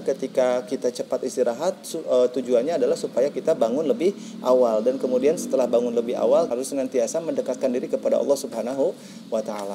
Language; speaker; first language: Indonesian; native; Indonesian